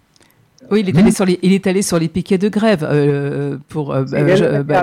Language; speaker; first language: French; native; French